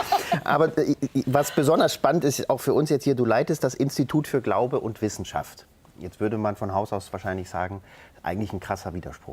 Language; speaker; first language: German; native; German